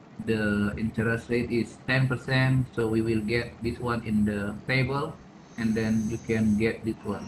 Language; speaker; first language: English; non-native, fluent; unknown